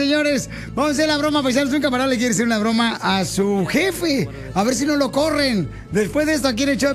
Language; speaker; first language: Spanish; native; Spanish